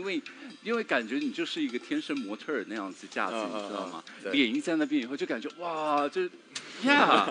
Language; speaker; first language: Chinese; native; Chinese